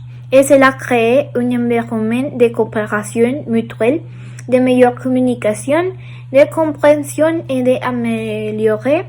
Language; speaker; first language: French; non-native, learner; Spanish